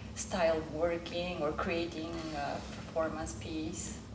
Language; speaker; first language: English; non-native, fluent; Japanese